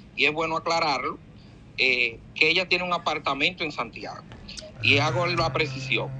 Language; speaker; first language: Spanish; native; Spanish